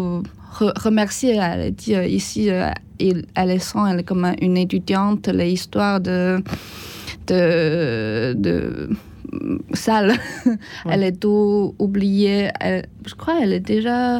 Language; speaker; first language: French; non-native, learner; Chinese